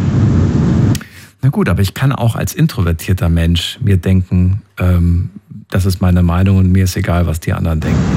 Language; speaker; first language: German; native; German